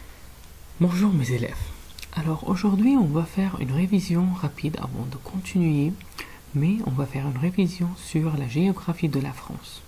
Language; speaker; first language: French; non-native, fluent; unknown